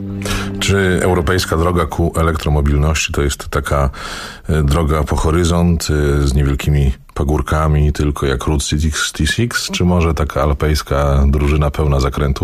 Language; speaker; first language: Polish; native; Polish